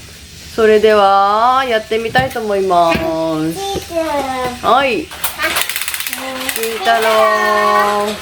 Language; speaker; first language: Japanese; native; Japanese